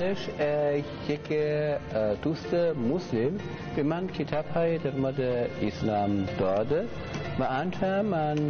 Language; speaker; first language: Persian; non-native, learner; German